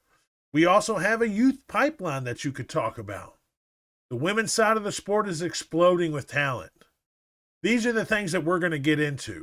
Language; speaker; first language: English; native; English